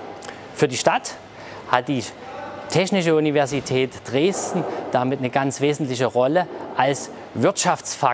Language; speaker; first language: German; native; German